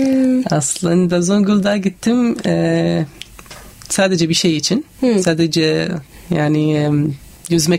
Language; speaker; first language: Turkish; non-native, learner; Arabic